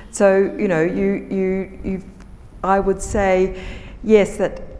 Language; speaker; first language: English; native; English